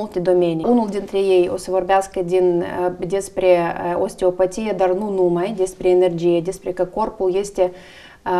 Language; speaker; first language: Romanian; non-native, learner; Russian